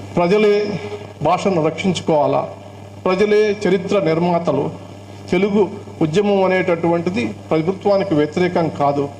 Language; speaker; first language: Telugu; native; Telugu